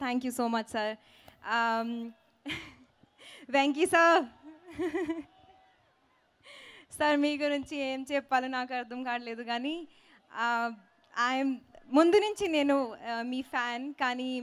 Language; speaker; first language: Telugu; non-native, local second language; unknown